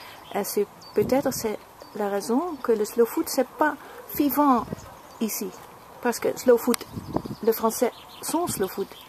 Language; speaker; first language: French; non-native, learner; Dutch